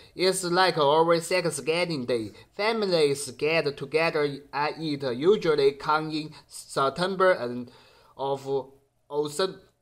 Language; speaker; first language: English; non-native, learner; Chinese